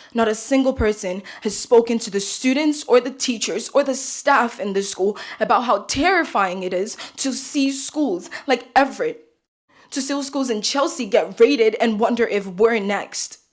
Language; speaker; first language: English; early bilingual, other home language; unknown